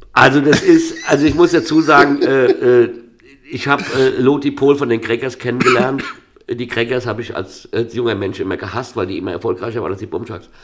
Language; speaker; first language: German; native; German